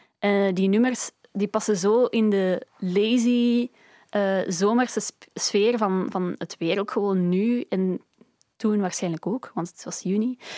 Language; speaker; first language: Dutch; native; Dutch